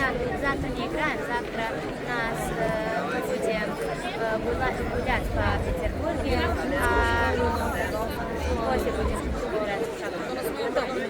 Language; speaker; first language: Russian; non-native, learner; Serbian